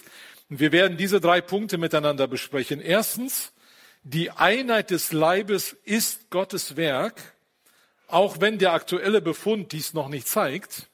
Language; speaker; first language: German; native; German